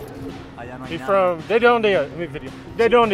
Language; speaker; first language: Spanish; non-native, learner; English